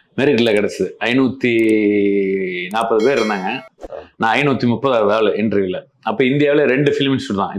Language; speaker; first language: Tamil; non-native, local second language; Malayalam